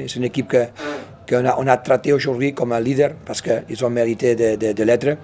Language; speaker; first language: French; non-native, fluent; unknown